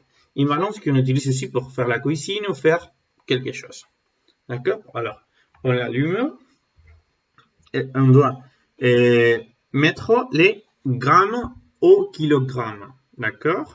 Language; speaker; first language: French; non-native, learner; Spanish